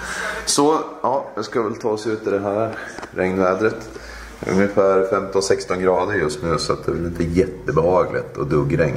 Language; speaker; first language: Swedish; native; Swedish